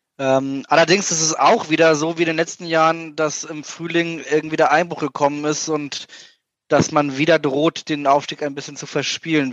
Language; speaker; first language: German; native; German